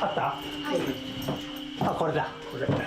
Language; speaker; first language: Japanese; native; Japanese